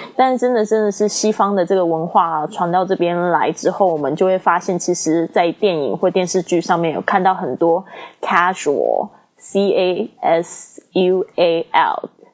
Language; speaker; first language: Chinese; native; Chinese